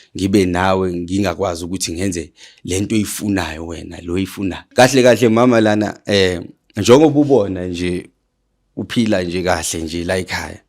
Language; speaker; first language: Zulu; native; Zulu